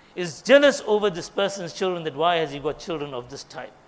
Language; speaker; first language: English; native; English